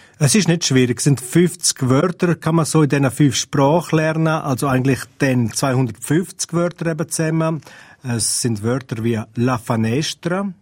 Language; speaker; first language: German; non-native, local second language; Romansh